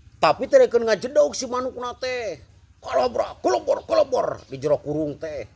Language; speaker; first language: Sundanese; non-native, fluent; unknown